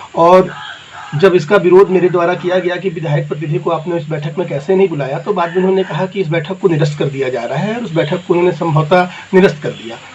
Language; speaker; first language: Hindi; native; Hindi